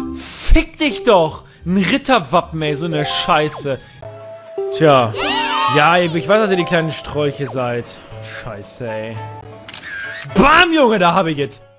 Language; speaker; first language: German; native; German